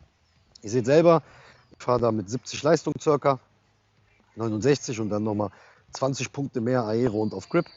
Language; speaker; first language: German; native; German